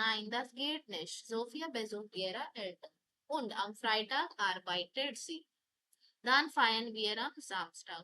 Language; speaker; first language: German; non-native, fluent; Hindi